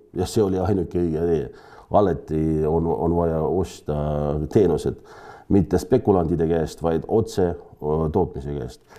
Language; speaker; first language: Estonian; non-native, local second language; Russian